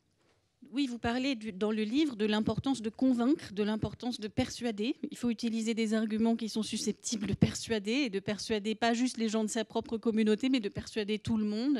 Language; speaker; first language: French; native; French